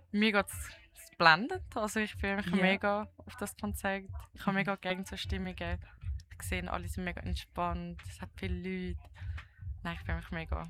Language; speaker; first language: German; native; German